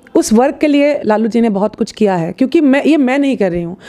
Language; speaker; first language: Hindi; non-native, local second language; Assamese